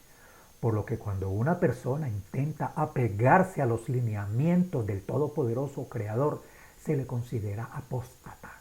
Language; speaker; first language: Spanish; native; Spanish